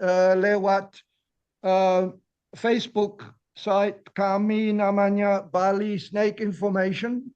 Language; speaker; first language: Indonesian; non-native, fluent; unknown